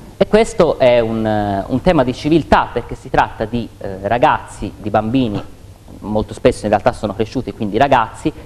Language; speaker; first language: Italian; native; Italian